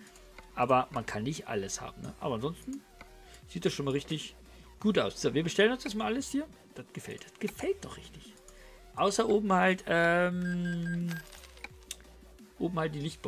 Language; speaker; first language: German; native; German